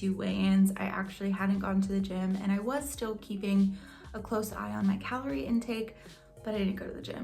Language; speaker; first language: English; native; English